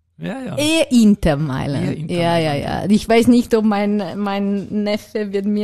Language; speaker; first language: German; non-native, learner; Italian